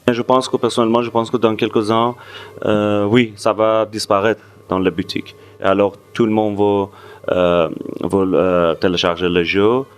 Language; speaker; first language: French; non-native, fluent; Persian